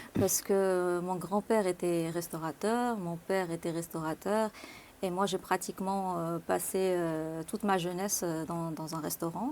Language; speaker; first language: French; non-native, local second language; Arabic